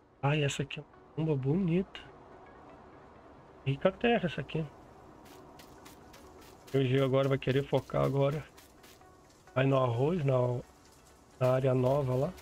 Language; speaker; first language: Portuguese; native; Portuguese